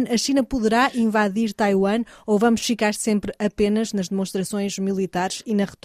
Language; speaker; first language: Portuguese; native; Portuguese